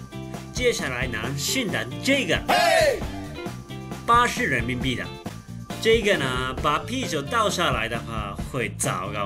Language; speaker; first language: Chinese; non-native, fluent; Japanese